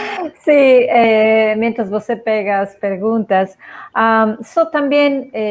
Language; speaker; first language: Portuguese; non-native, fluent; Spanish